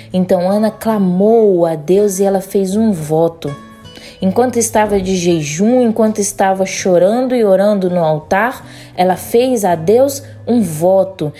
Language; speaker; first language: Portuguese; native; Portuguese